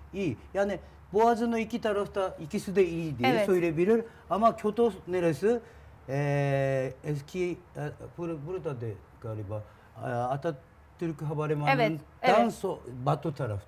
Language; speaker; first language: Turkish; non-native, learner; Japanese